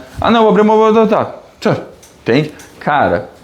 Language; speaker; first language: Portuguese; native; Portuguese